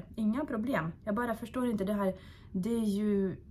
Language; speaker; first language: Swedish; non-native, fluent; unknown